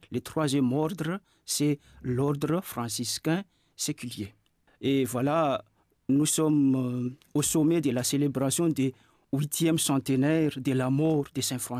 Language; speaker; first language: French; non-native, local second language; Malagasy